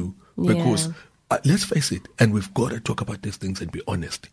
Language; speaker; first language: English; non-native, local second language; Zulu